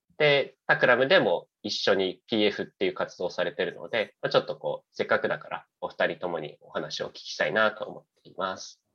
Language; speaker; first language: Japanese; native; Japanese